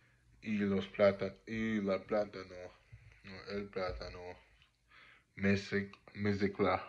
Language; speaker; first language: Spanish; non-native, learner; English